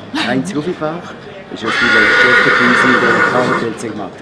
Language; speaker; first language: French; non-native, local second language; German